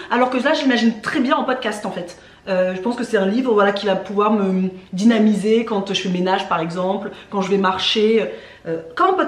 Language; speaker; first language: French; native; French